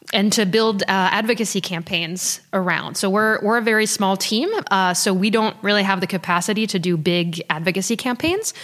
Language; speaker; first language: English; early bilingual, other home language; French